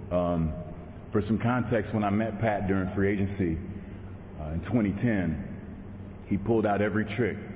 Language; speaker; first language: English; native; English